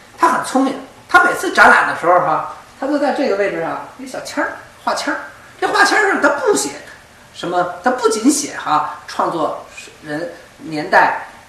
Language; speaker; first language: Chinese; native; Chinese